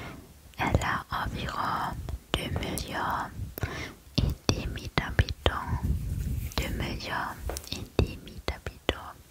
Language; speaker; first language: French; non-native, learner; German